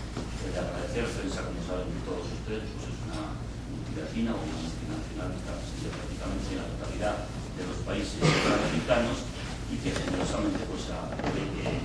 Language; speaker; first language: Spanish; native; Spanish